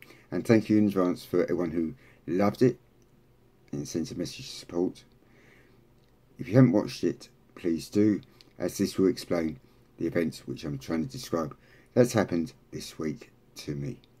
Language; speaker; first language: English; native; English